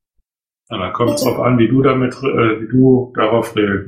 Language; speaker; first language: German; native; German